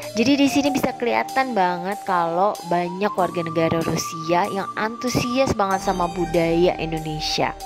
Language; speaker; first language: Indonesian; native; Indonesian